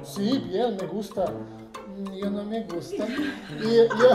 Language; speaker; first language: Spanish; non-native, learner; Russian